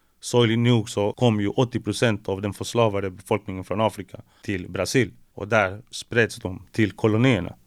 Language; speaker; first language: Swedish; early bilingual, other home language; Spanish